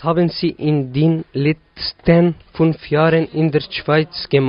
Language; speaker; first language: German; non-native, learner; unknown